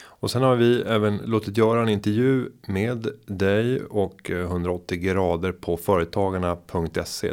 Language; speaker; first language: Swedish; native; Swedish